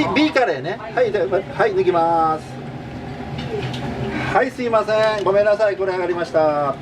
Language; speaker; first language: Japanese; native; Japanese